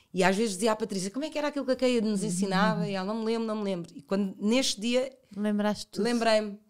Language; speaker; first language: Portuguese; native; Portuguese